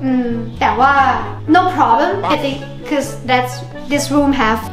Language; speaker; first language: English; non-native, learner; Thai